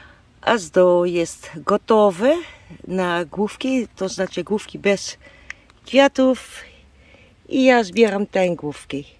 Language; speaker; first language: Polish; non-native, learner; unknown